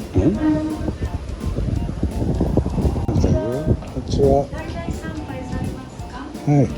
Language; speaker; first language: Japanese; native; Japanese